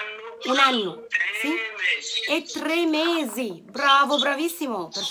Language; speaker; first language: Italian; non-native, fluent; Arabic